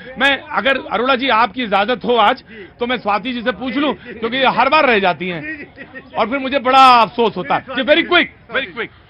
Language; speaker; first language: Hindi; native; Hindi